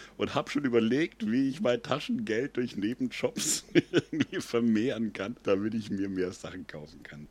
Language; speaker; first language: German; native; German